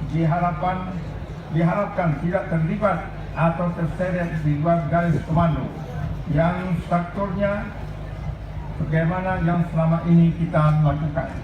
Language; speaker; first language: Malay; non-native, local second language; Achinese